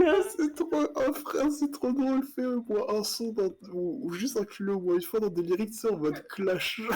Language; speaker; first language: French; native; French